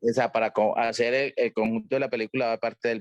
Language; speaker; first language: Spanish; native; Spanish